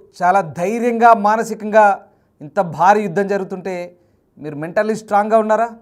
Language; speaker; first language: Telugu; native; Telugu